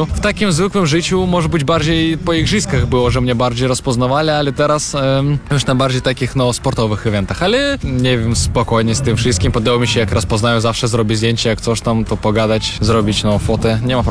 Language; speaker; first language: Polish; non-native, fluent; Russian